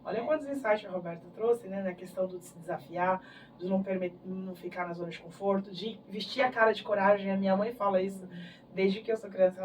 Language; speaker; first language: Portuguese; native; Portuguese